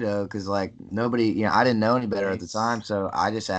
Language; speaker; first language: English; native; English